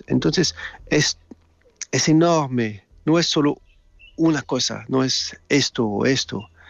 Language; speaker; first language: Spanish; non-native, fluent; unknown